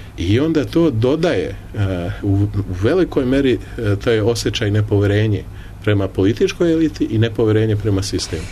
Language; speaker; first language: Serbian; early bilingual, heritage; Serbian